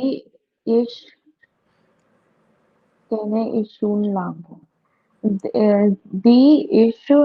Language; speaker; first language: German; non-native, learner; Hindi